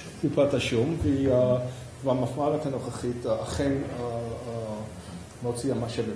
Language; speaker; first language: Hebrew; non-native, fluent; English